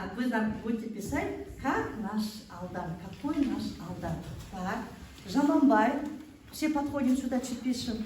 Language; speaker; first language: Russian; non-native, local second language; Kazakh